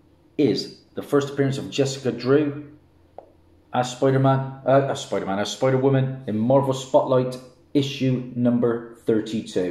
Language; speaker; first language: English; native; English